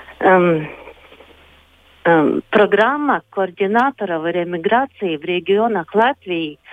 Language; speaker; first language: Russian; non-native, local second language; Latvian